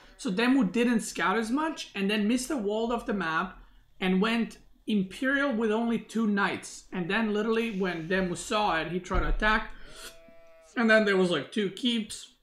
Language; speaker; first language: English; non-native, fluent; Serbian